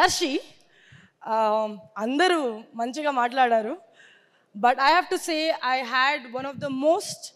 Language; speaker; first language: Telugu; non-native, learner; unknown